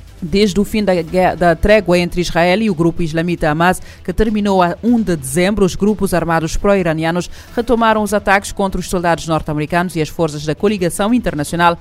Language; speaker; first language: Portuguese; non-native, local second language; Kabuverdianu